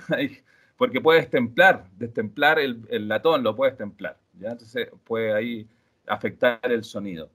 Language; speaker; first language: Spanish; native; Spanish